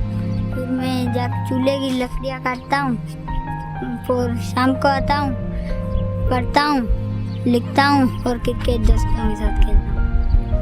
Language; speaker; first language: Hindi; non-native, local second language; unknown